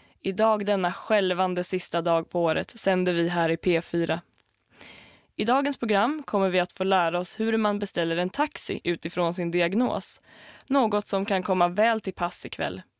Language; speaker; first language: Swedish; native; Swedish